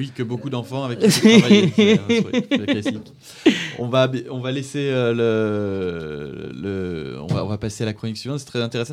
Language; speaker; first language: French; native; French